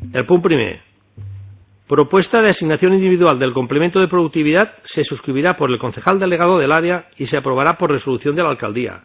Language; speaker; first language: Spanish; non-native, local second language; Catalan